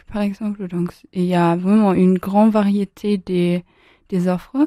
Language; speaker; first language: French; non-native, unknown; German